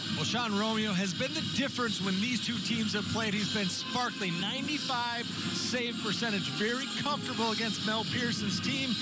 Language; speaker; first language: English; native; English